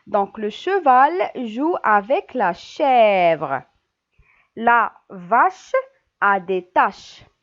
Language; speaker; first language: French; non-native, local second language; Arabic